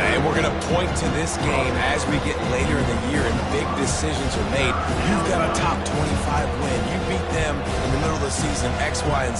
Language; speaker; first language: English; native; English